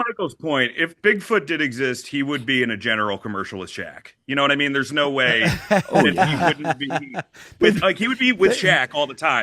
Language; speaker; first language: English; native; English